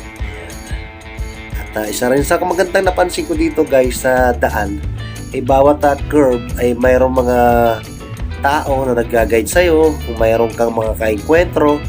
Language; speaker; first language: Filipino; non-native, local second language; Waray